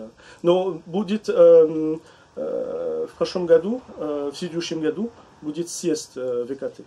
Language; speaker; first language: Russian; non-native, learner; French